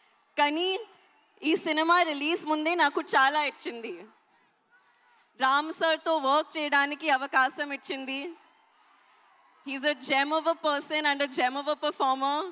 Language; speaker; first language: Telugu; non-native, learner; Hindi